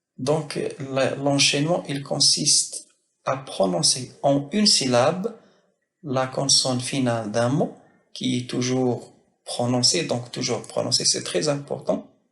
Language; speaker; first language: French; non-native, local second language; Arabic